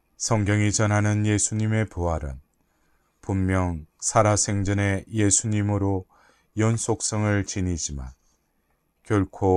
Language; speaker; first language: Korean; native; Korean